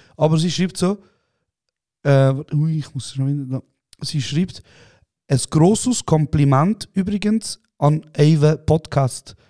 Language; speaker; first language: German; early bilingual, other home language; Kurdish